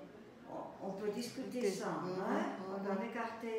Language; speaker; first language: French; non-native, fluent; German